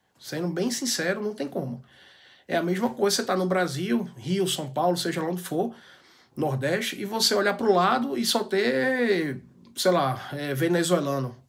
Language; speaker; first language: Portuguese; native; Portuguese